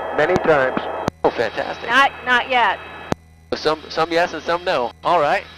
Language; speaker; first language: English; native; English